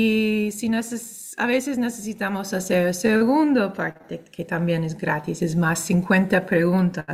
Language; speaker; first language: Spanish; non-native, fluent; English